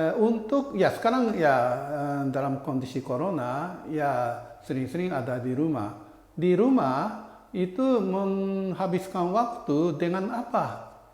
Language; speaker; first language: Indonesian; non-native, fluent; Japanese